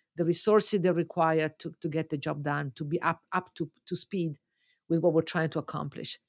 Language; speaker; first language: English; non-native, fluent; Italian